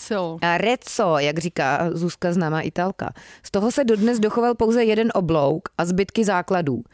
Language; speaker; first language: Czech; native; Czech